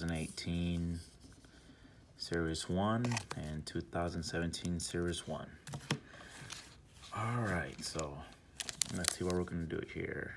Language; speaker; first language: English; native; English